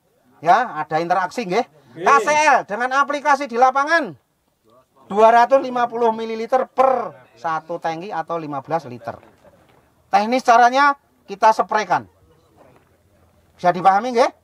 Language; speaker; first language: Indonesian; non-native, local second language; Javanese